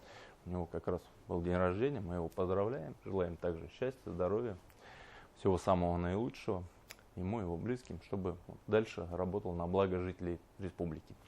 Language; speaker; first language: Russian; native; Russian